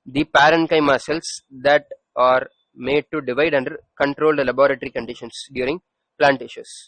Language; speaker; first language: English; non-native, local second language; Tamil